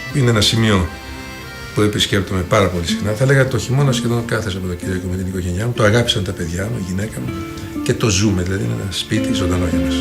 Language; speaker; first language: Greek; native; Greek